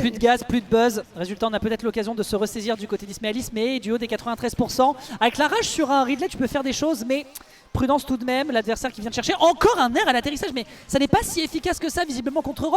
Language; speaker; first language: French; native; French